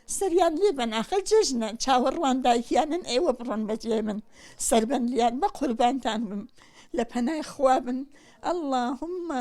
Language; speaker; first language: Central Kurdish; native; Central Kurdish